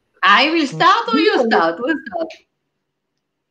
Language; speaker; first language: English; non-native, fluent; Hebrew